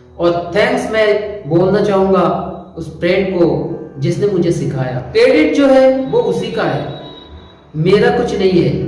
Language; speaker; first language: Hindi; non-native, local second language; Bangla